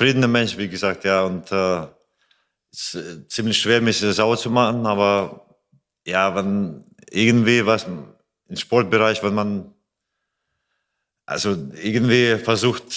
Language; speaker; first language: German; non-native, fluent; Latvian